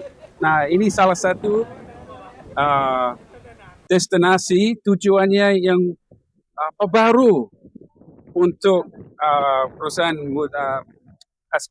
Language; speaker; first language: Indonesian; non-native, fluent; English